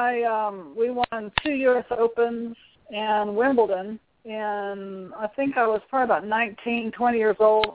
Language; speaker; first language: English; native; English